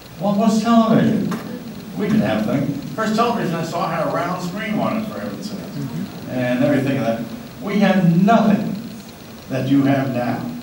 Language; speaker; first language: English; native; English